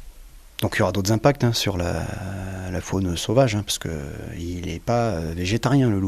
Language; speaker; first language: French; native; French